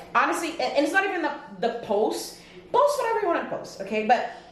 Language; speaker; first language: English; early bilingual, other home language; Portuguese